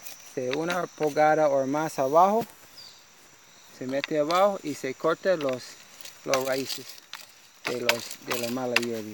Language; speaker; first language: Spanish; non-native, learner; English